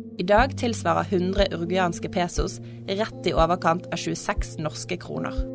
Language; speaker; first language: Norwegian; native; Norwegian